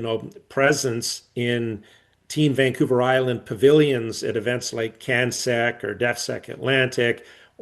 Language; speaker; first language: English; native; English